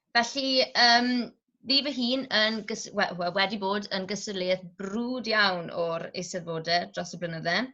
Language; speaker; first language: Welsh; native; Welsh